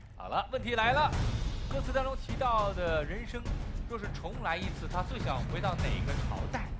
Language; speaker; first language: Chinese; native; Chinese